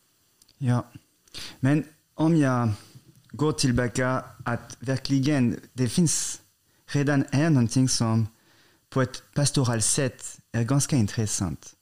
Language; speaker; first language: Swedish; non-native, fluent; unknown